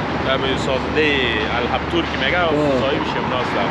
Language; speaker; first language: Persian; native; Persian